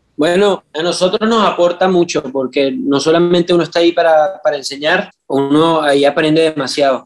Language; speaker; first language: Spanish; native; Spanish